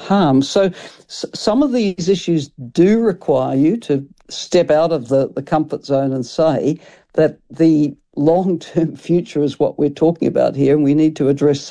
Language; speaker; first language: English; native; English